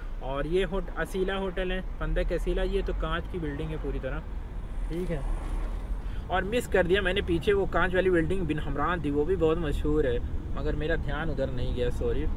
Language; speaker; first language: Hindi; native; Hindi